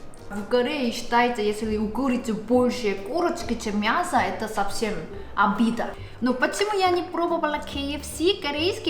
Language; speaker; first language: Russian; non-native, learner; Korean